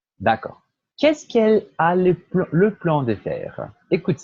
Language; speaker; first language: French; non-native, fluent; Portuguese